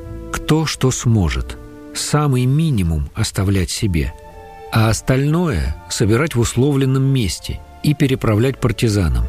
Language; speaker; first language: Russian; native; Russian